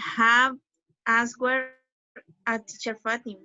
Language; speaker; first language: English; non-native, learner; Spanish